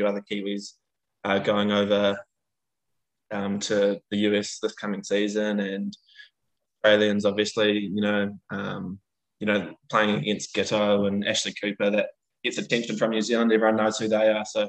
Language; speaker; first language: English; native; English